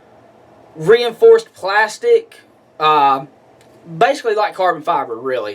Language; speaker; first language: English; native; English